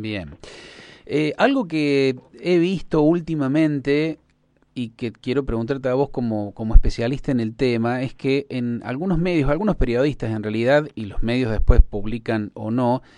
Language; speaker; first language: Spanish; native; Spanish